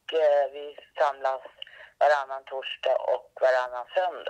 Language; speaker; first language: Swedish; native; Swedish